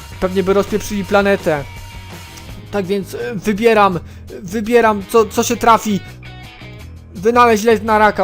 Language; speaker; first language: Polish; native; Polish